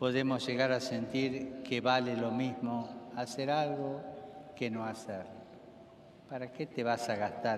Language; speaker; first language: Spanish; native; Spanish